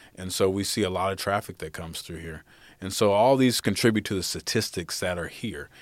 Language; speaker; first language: English; native; English